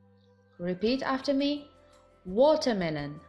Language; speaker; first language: English; non-native, fluent; Arabic